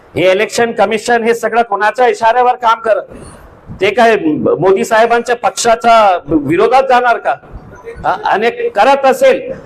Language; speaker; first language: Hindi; non-native, local second language; Urdu